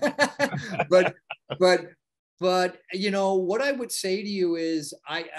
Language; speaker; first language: English; native; English